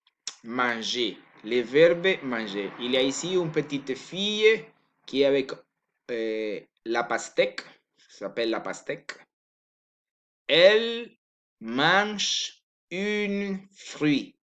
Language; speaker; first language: French; non-native, learner; Spanish